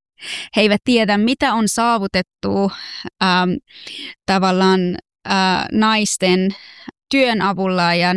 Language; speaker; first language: Finnish; non-native, fluent; Persian